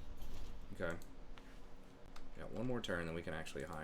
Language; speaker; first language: English; native; English